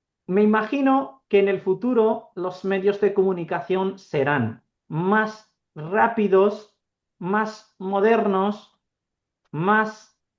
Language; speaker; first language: Spanish; non-native, fluent; Urdu